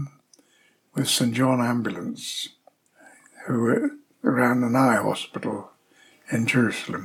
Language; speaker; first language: English; native; English